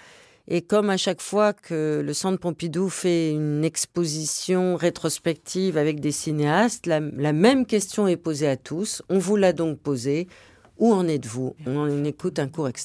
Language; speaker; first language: French; native; French